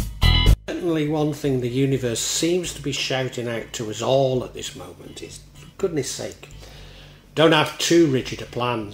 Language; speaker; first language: English; native; English